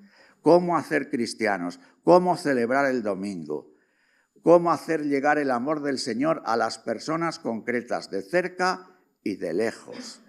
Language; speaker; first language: Spanish; native; Spanish